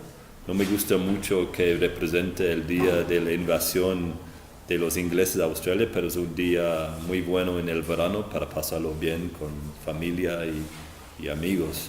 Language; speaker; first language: Spanish; non-native, fluent; English